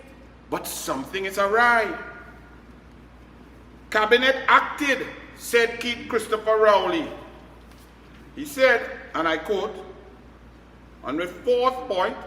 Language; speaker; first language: English; native; English